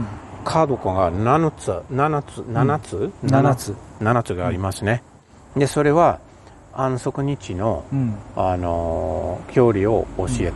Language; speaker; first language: Japanese; non-native, fluent; English